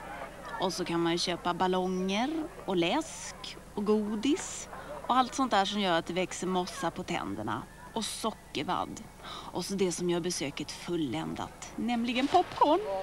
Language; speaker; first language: Swedish; native; Swedish